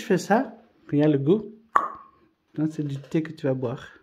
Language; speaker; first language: French; native; French